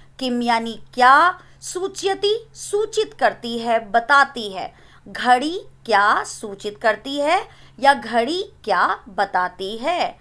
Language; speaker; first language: Hindi; native; Hindi